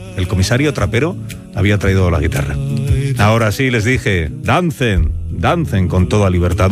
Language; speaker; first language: Spanish; native; Spanish